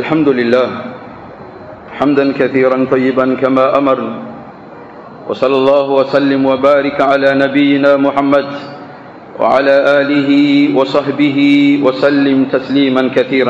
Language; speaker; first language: Arabic; non-native, fluent; Swahili